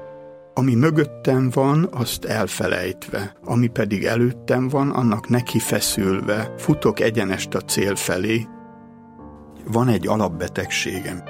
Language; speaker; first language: Hungarian; native; Hungarian